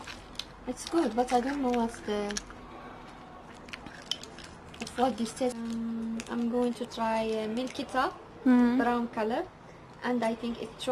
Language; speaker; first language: English; non-native, learner; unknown